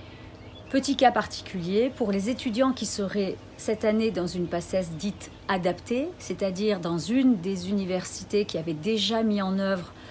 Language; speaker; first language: French; native; French